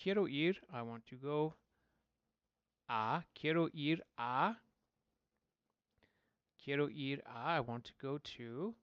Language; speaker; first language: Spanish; non-native, fluent; English